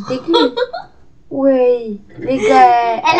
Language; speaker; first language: French; native; French